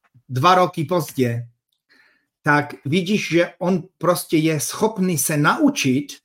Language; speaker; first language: Czech; non-native, fluent; Polish